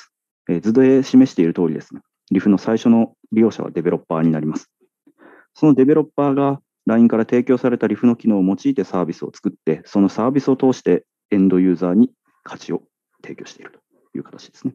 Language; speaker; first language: Japanese; native; Japanese